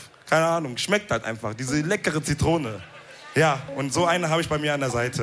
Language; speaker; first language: German; early bilingual, other home language; Wolof